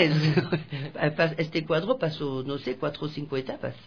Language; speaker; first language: Spanish; non-native, fluent; French